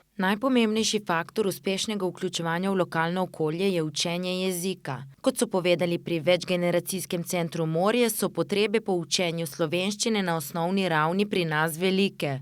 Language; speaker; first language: Slovenian; native; Slovenian